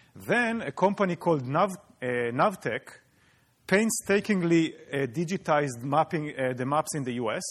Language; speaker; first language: English; non-native, fluent; Hebrew